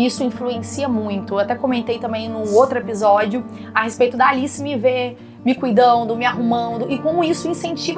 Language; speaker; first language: Portuguese; native; Portuguese